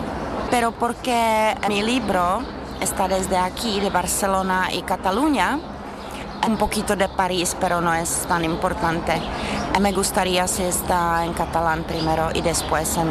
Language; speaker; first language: Spanish; non-native, learner; Czech